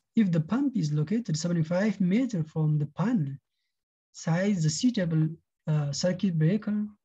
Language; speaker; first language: English; non-native, local second language; Amharic